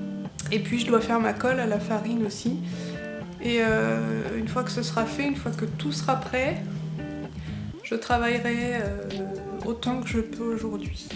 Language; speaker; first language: French; native; French